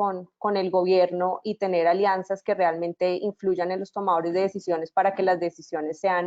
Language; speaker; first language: Spanish; native; Spanish